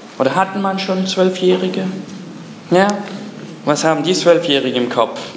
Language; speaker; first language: German; non-native, fluent; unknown